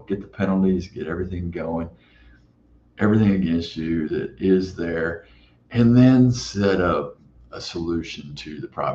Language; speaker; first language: English; native; English